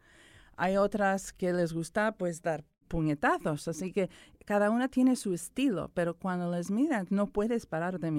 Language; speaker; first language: Spanish; early bilingual, heritage; Spanish